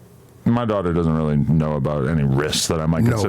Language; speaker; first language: English; native; English